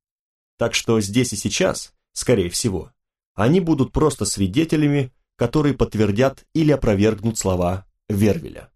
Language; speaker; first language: Russian; native; Russian